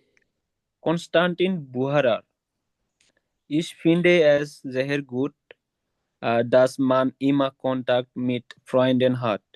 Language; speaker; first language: German; non-native, learner; Bangla